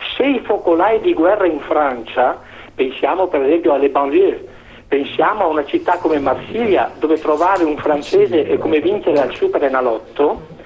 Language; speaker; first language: Italian; native; Italian